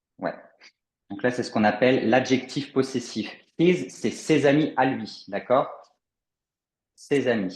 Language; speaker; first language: French; native; French